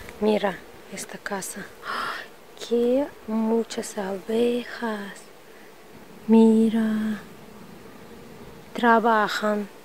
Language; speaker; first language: Spanish; non-native, learner; Russian